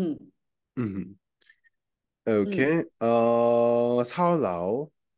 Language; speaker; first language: Chinese; non-native, fluent; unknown